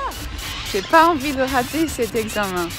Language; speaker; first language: French; non-native, fluent; English